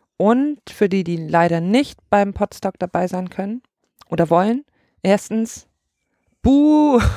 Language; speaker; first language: German; native; German